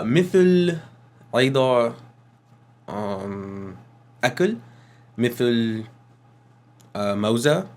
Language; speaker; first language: Arabic; non-native, learner; English